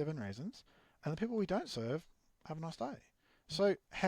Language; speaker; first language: English; native; English